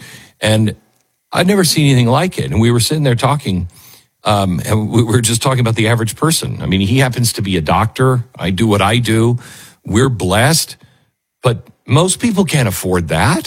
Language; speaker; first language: English; native; English